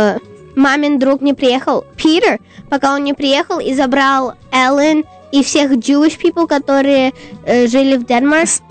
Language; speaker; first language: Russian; early bilingual, heritage; Russian